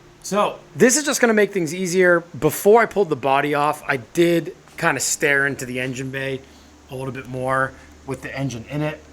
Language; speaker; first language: English; native; English